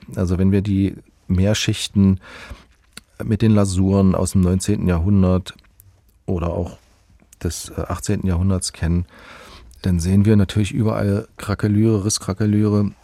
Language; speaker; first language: German; native; German